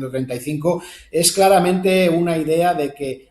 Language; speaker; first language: Spanish; native; Spanish